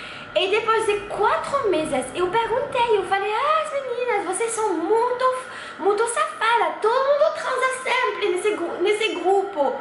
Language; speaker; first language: Portuguese; non-native, fluent; French